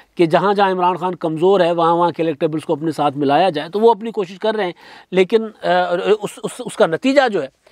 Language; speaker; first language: Urdu; non-native, local second language; Sindhi